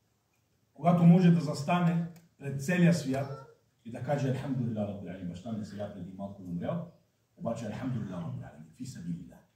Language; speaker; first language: Bulgarian; non-native, fluent; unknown